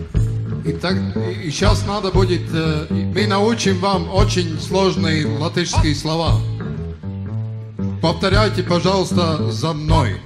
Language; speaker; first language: Russian; non-native, fluent; Latvian